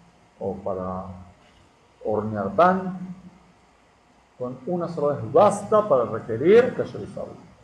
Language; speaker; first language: Spanish; native; Spanish